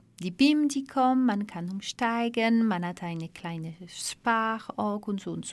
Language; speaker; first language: German; non-native, learner; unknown